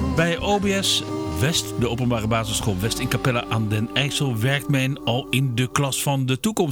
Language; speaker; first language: Dutch; native; Dutch